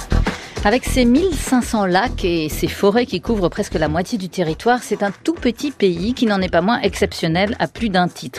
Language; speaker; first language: French; native; French